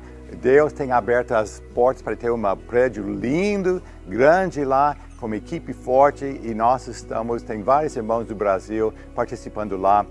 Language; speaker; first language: Portuguese; non-native, fluent; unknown